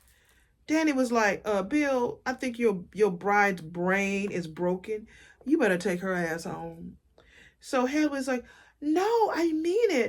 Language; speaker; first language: English; native; English